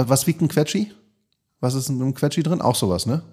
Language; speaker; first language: German; native; German